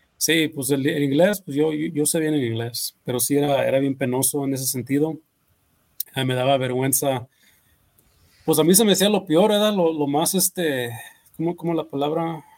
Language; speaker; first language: Spanish; early bilingual, heritage; Spanish